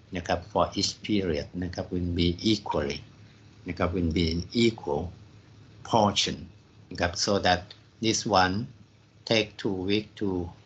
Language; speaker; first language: English; non-native, fluent; Thai